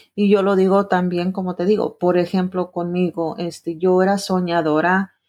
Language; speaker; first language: Spanish; early bilingual, heritage; Spanish